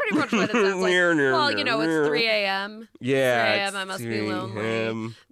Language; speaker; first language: English; native; English